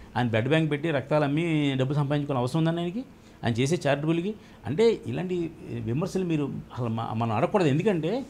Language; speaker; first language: Telugu; native; Telugu